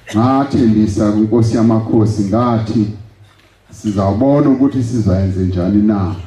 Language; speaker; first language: Zulu; non-native, local second language; Venda